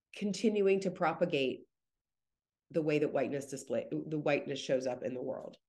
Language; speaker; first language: English; native; English